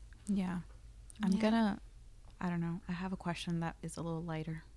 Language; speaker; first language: English; early bilingual, other home language; Spanish